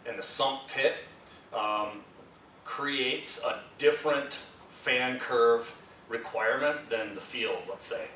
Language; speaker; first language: English; native; English